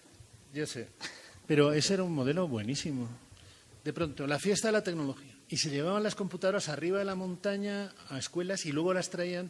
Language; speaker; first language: Spanish; native; Spanish